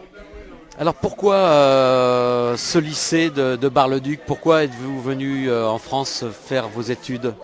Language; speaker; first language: French; native; French